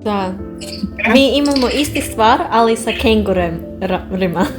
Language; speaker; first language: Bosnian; non-native, learner; English